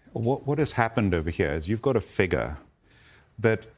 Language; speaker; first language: English; non-native, local second language; Gujarati